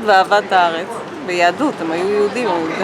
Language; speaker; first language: Hebrew; native; Hebrew